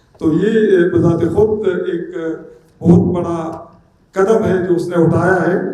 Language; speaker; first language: Urdu; non-native, local second language; Pashto